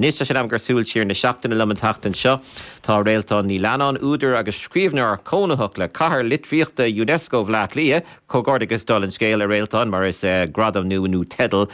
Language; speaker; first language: Irish; native; Irish